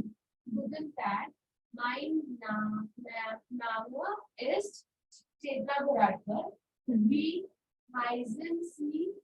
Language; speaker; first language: German; non-native, learner; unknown